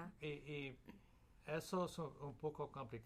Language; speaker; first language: Spanish; early bilingual, heritage; Spanish